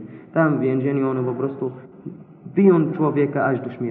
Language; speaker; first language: Polish; non-native, local second language; Arabic